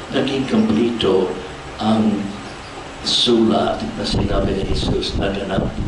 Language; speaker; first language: Filipino; non-native, fluent; English